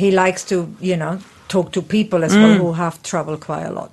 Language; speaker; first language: English; non-native, fluent; Spanish